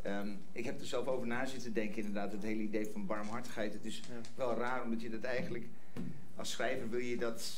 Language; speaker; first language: Dutch; non-native, fluent; English